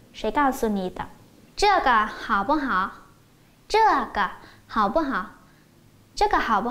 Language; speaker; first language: Chinese; non-native, fluent; Vietnamese